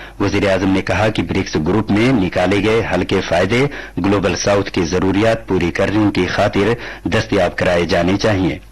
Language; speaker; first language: Urdu; native; Urdu